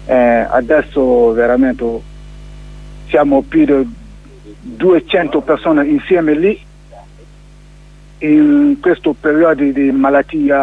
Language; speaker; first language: Italian; non-native, learner; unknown